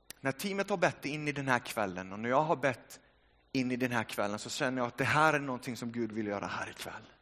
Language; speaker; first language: Swedish; early bilingual, other home language; Finnish